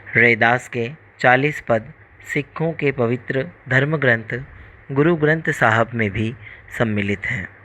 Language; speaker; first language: Hindi; native; Hindi